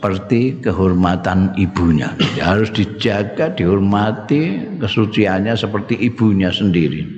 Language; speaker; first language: Indonesian; non-native, local second language; Javanese